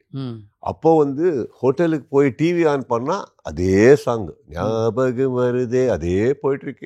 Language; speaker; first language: Tamil; non-native, local second language; Kannada